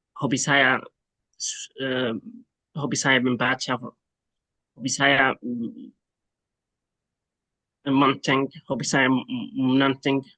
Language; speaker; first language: Indonesian; non-native, learner; Arabic